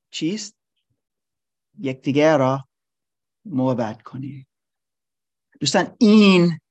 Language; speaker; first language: Persian; non-native, learner; English